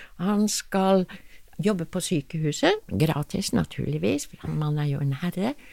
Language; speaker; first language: Norwegian; non-native, fluent; English